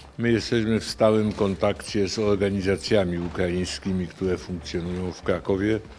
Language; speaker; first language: Polish; native; Polish